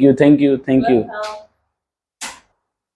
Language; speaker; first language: English; non-native, learner; Punjabi